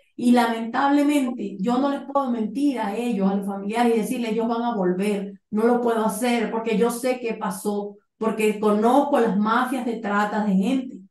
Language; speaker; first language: Spanish; native; Spanish